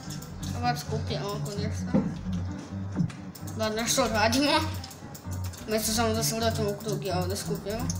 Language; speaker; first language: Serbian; early bilingual, heritage; Serbian